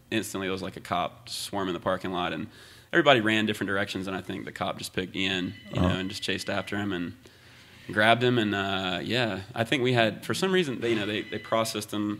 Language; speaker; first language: English; native; English